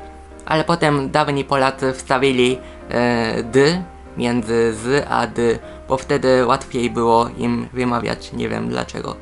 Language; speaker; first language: Polish; non-native, fluent; Japanese